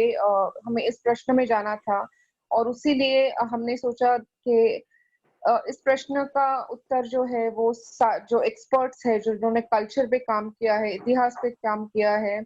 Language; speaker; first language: Hindi; native; Hindi